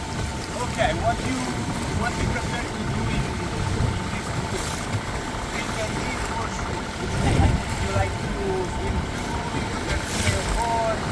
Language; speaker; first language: English; non-native, learner; Italian